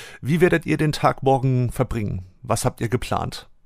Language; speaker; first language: German; native; German